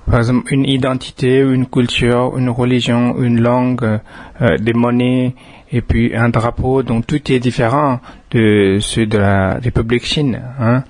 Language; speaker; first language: French; non-native, fluent; Tibetan